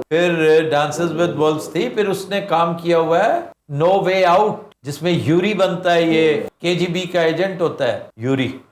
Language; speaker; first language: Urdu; non-native, local second language; Punjabi